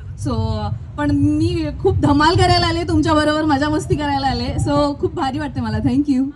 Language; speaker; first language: Marathi; native; Marathi